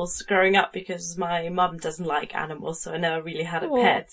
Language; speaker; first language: English; non-native, fluent; German